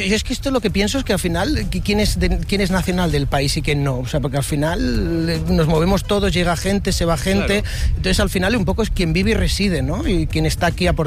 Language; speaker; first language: Spanish; native; Spanish